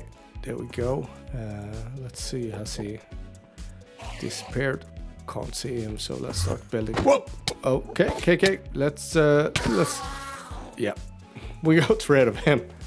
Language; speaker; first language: English; native; English